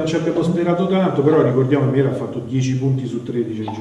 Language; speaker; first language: Italian; native; Italian